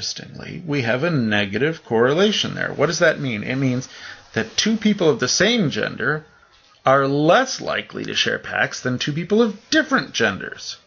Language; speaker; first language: English; native; English